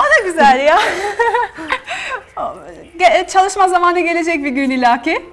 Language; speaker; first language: Turkish; non-native, fluent; Albanian